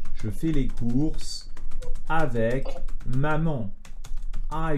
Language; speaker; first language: French; native; French